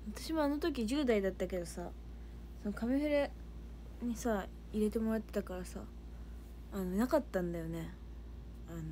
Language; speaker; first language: Japanese; native; Japanese